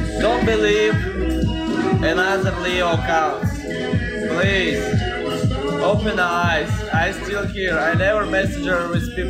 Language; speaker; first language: English; non-native, learner; Russian